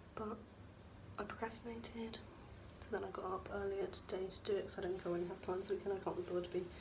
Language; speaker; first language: English; native; English